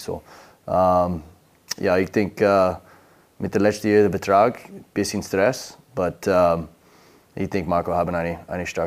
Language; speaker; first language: German; non-native, learner; English